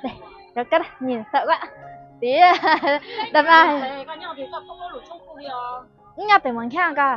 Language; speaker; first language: Chinese; non-native, fluent; Vietnamese